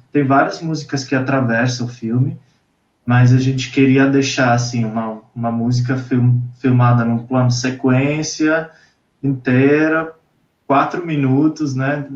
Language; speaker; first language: Portuguese; non-native, fluent; Romanian